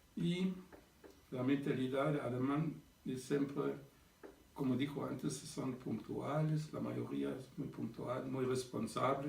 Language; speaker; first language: Spanish; non-native, fluent; German